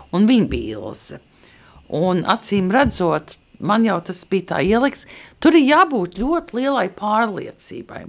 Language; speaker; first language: Latvian; early bilingual, heritage; Latvian